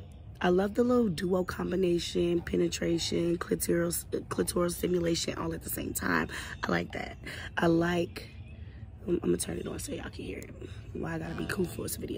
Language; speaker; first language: English; native; English